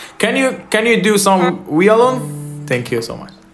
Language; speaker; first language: English; non-native, learner; Persian